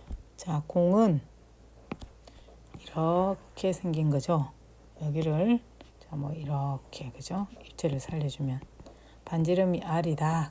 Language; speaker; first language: Korean; native; Korean